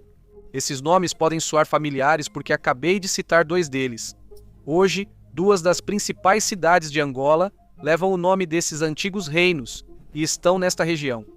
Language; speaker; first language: Portuguese; native; Portuguese